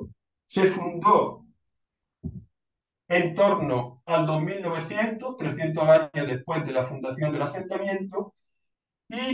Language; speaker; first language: Spanish; native; Spanish